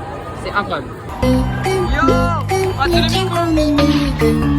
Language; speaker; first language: French; native; French